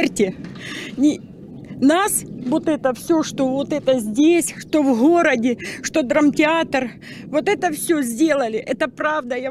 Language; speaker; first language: Russian; native; Russian